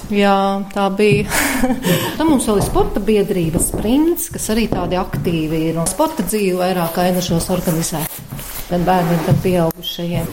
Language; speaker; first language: Latvian; native; Latvian